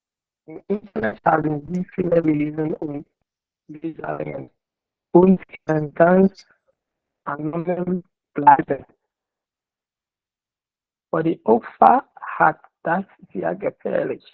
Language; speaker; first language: German; non-native, learner; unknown